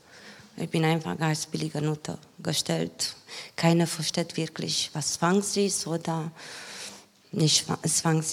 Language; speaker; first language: German; non-native, learner; Romanian